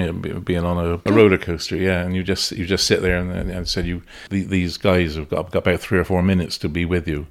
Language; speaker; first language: English; native; English